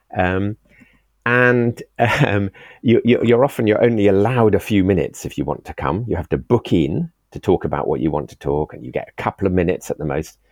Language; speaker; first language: English; native; English